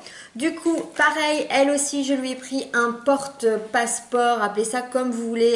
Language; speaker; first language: French; native; French